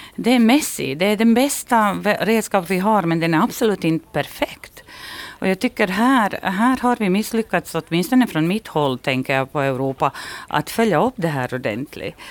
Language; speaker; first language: Swedish; non-native, fluent; Bosnian